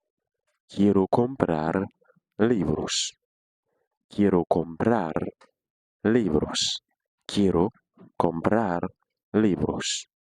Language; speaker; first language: Spanish; non-native, fluent; Haitian Creole